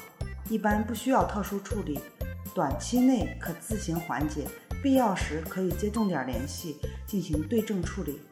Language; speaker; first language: Chinese; native; Chinese